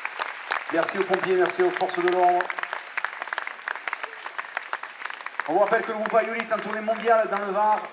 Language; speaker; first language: French; native; French